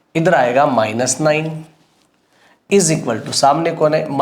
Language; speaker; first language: Hindi; non-native, local second language; Marathi